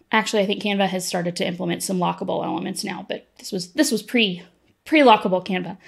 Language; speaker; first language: English; native; English